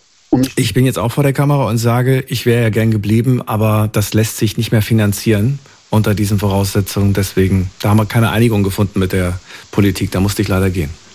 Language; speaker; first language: German; native; German